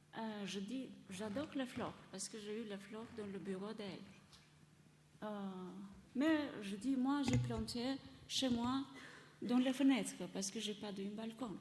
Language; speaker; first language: French; non-native, learner; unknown